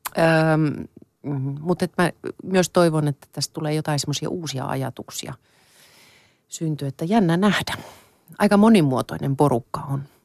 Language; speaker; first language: Finnish; non-native, local second language; Swedish